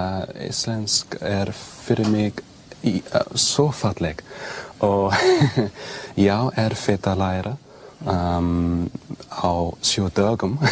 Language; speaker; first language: Icelandic; non-native, learner; English